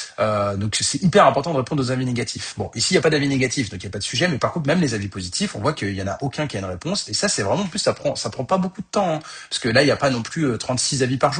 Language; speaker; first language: French; native; French